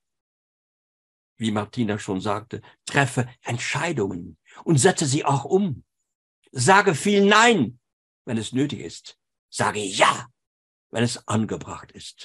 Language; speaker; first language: German; non-native, fluent; French